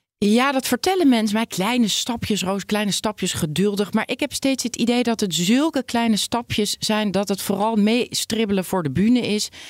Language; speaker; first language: Dutch; native; Dutch